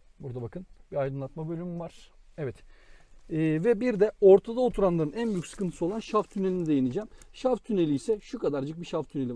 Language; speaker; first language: Turkish; native; Turkish